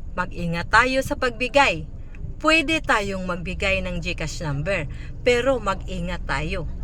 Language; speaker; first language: Filipino; non-native, local second language; Cebuano